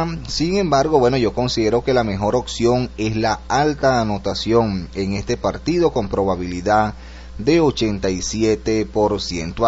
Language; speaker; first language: Spanish; native; Spanish